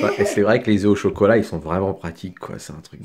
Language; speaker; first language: French; native; French